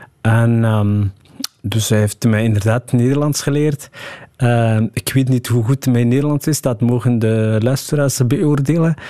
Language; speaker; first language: Dutch; early bilingual, other home language; Somali